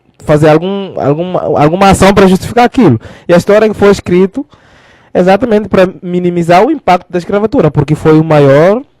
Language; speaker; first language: Portuguese; non-native, local second language; Fula